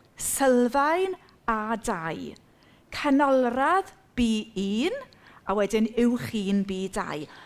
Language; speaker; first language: Welsh; native; Welsh